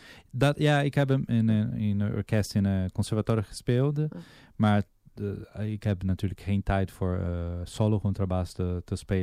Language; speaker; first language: Dutch; non-native, fluent; Portuguese